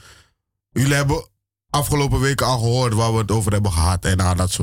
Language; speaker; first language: Dutch; native; Dutch